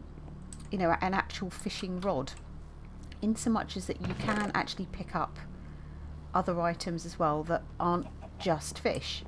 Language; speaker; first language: English; native; English